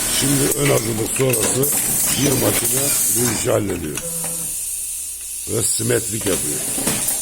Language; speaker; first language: Turkish; native; Turkish